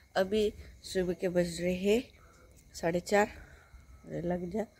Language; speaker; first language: Hindi; non-native, local second language; Marathi